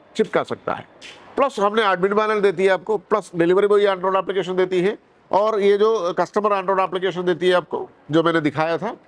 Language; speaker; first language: Hindi; non-native, local second language; Malayalam